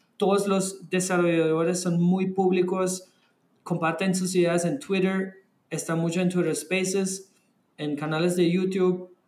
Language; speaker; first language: Spanish; non-native, fluent; German